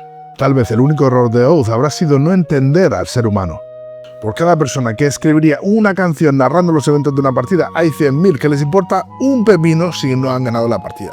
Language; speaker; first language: Spanish; native; Spanish